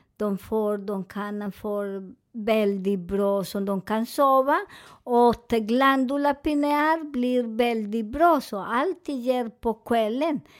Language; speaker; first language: Swedish; non-native, fluent; Spanish